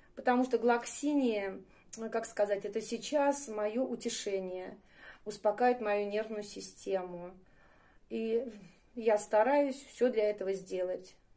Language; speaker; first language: Russian; native; Russian